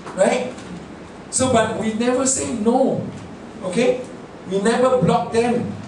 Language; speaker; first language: English; non-native, local second language; Min Nan Chinese